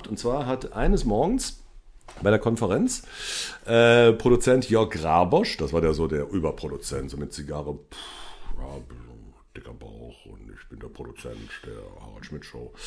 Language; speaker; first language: German; native; German